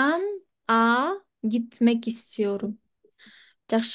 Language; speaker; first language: Turkish; non-native, fluent; Kyrgyz